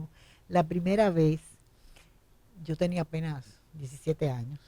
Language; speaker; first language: Spanish; native; Spanish